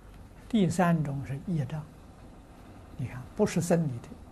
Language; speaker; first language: Chinese; native; Chinese